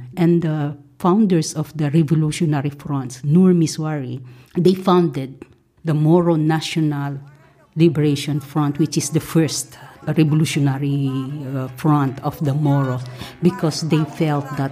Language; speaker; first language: English; non-native, local second language; Maranao